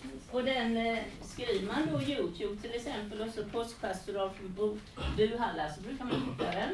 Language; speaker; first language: Swedish; native; Swedish